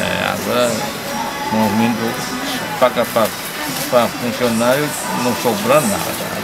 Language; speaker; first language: Portuguese; non-native, learner; Chinese